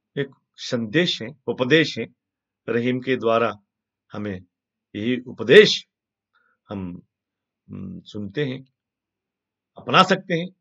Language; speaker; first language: Hindi; non-native, local second language; Telugu